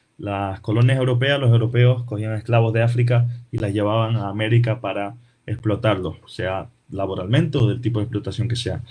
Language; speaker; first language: Spanish; early bilingual, other home language; Portuguese